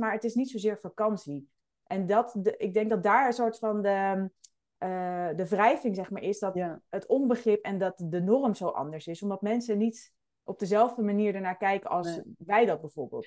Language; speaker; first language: Dutch; native; Dutch